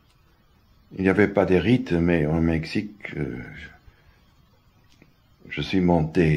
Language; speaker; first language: French; non-native, fluent; German